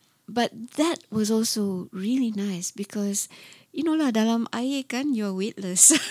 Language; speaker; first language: English; non-native, local second language; Malay